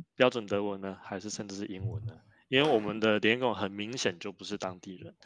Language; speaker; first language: Chinese; non-native, local second language; Min Nan Chinese